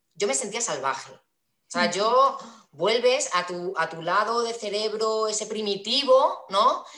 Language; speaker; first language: Spanish; native; Spanish